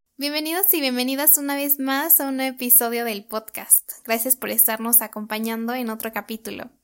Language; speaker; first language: Spanish; native; Spanish